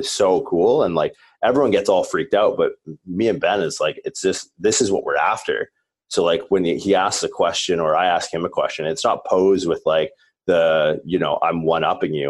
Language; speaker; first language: English; native; English